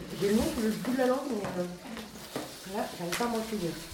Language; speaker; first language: French; native; French